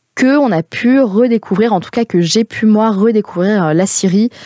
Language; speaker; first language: French; native; French